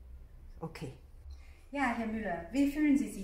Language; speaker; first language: German; non-native, fluent; Chinese